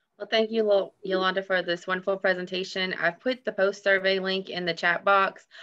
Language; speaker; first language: English; native; English